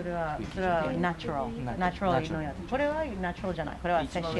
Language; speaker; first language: Japanese; non-native, learner; English